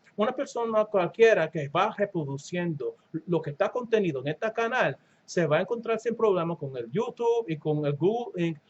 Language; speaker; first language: Spanish; early bilingual, other home language; English